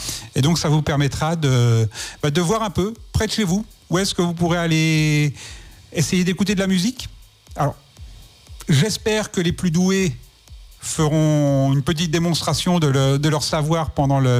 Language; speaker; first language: French; native; French